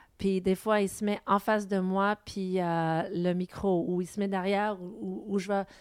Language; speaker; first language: French; non-native, local second language; English